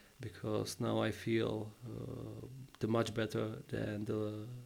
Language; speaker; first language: English; non-native, learner; Czech